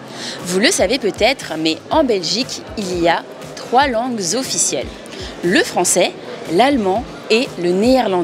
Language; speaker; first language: French; native; French